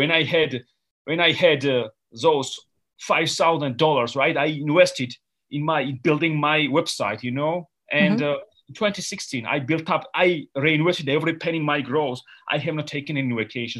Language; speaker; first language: English; non-native, fluent; Georgian